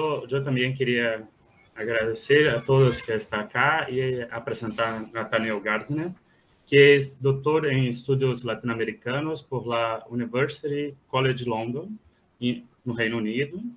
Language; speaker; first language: Spanish; non-native, fluent; Portuguese